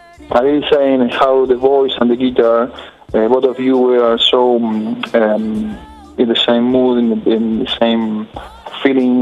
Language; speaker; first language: English; non-native, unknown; Spanish